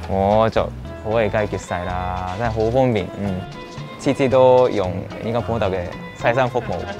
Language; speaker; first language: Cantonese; non-native, learner; Japanese